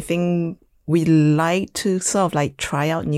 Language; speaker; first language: English; non-native, local second language; Chinese